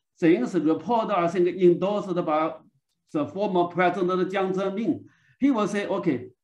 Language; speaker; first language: English; non-native, learner; Chinese